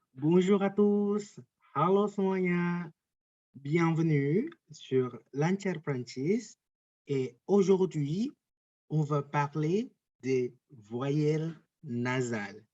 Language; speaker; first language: French; non-native, fluent; Indonesian